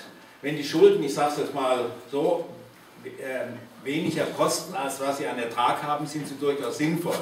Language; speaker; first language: German; native; German